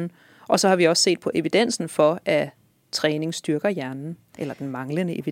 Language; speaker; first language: Danish; native; Danish